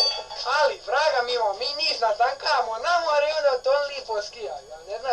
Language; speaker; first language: Bosnian; native; Bosnian